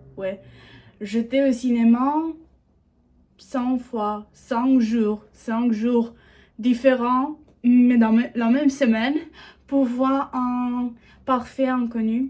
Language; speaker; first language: French; non-native, learner; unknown